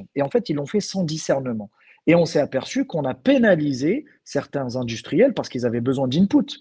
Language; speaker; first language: French; non-native, local second language; Arabic